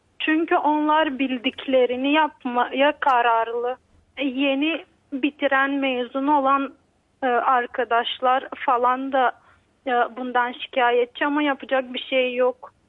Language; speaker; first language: Turkish; native; Turkish